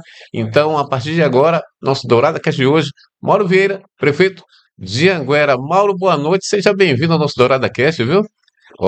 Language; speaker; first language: Portuguese; native; Portuguese